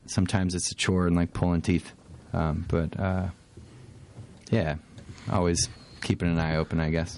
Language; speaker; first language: English; native; English